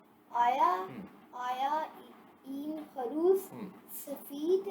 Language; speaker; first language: Persian; non-native, learner; Urdu